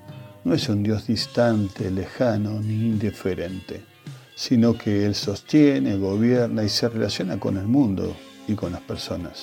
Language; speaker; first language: Spanish; native; Spanish